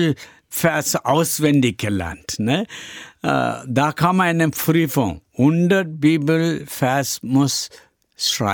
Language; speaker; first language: German; non-native, learner; Tamil